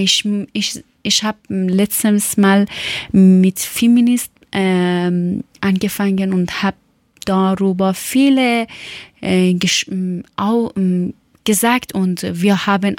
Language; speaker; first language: German; non-native, learner; Persian